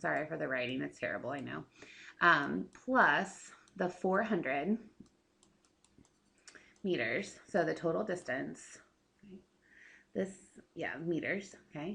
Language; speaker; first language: English; native; English